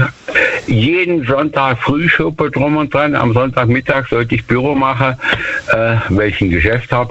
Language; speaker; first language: German; native; German